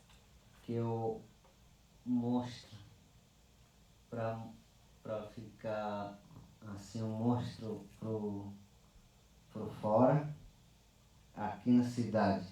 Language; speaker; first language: Portuguese; non-native, local second language; Yanomámi